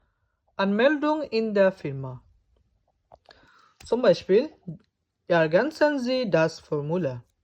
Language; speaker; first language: German; non-native, fluent; Bangla